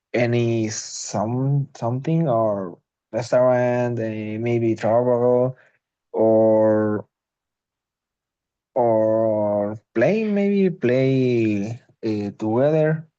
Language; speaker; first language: English; non-native, learner; Spanish